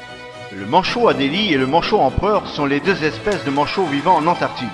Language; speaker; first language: French; native; French